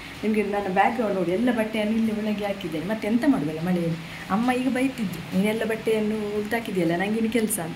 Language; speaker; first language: Kannada; non-native, local second language; Tulu